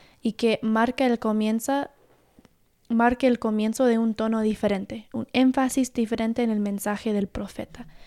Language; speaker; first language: Spanish; early bilingual, heritage; Spanish